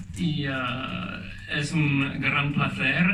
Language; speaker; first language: Spanish; non-native, learner; English